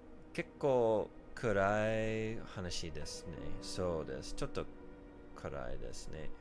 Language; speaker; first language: Japanese; non-native, learner; English